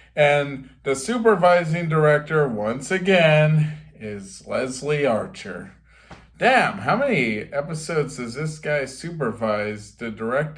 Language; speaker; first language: English; native; English